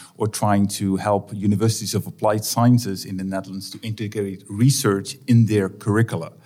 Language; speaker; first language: English; non-native, fluent; Dutch